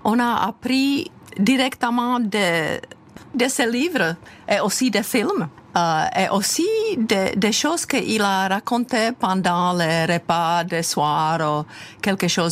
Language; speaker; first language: French; non-native, fluent; Czech